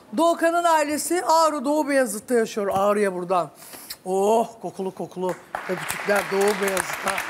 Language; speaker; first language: Turkish; native; Turkish